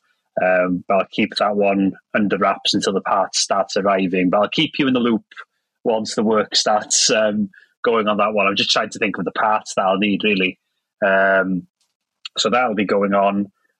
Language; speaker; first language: English; non-native, local second language; Welsh